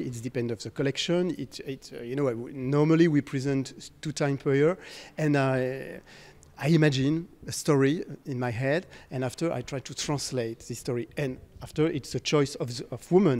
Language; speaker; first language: English; non-native, fluent; French